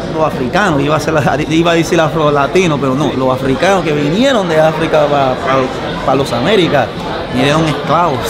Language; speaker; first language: Spanish; early bilingual, heritage; Spanish